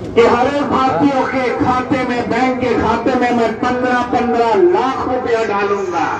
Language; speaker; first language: Hindi; non-native, local second language; Marathi